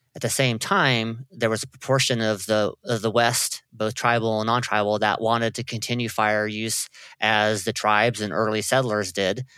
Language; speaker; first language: English; native; English